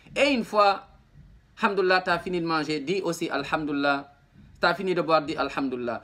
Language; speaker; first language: French; non-native, local second language; Wolof